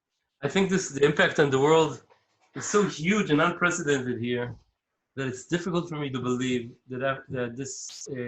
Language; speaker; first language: English; non-native, fluent; Hebrew